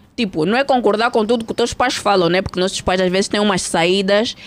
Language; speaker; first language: Portuguese; early bilingual, heritage; Portuguese